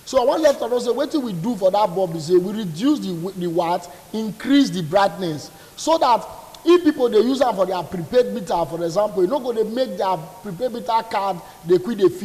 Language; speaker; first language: English; non-native, local second language; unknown